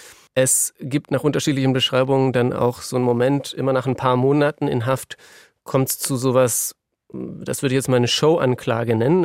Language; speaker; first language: German; native; German